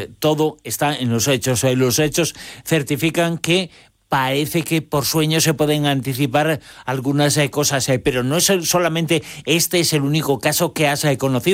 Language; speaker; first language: Spanish; native; Spanish